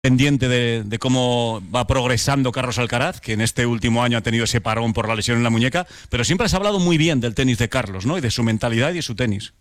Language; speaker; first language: Spanish; native; Spanish